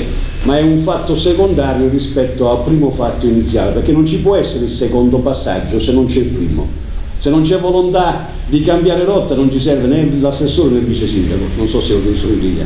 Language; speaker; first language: Italian; native; Italian